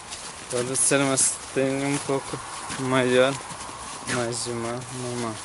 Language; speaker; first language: Portuguese; non-native, learner; Russian